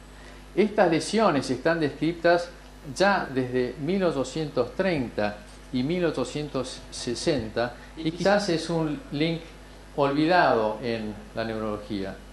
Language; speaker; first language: Spanish; native; Spanish